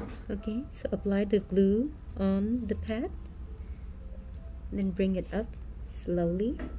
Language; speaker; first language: English; non-native, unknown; Vietnamese